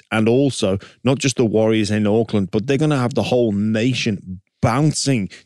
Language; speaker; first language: English; native; English